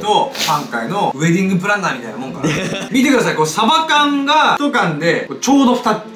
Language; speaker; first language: Japanese; native; Japanese